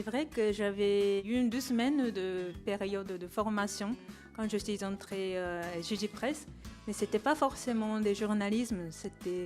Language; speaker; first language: French; non-native, fluent; Japanese